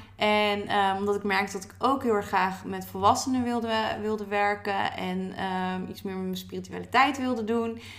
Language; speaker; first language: Dutch; native; Dutch